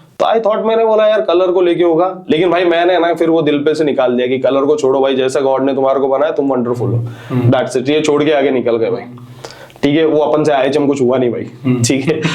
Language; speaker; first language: Hindi; non-native, local second language; Marathi